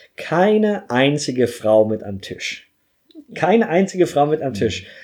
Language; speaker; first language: German; native; German